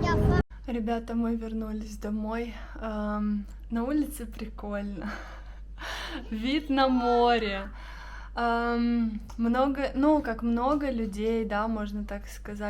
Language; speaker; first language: Russian; native; Russian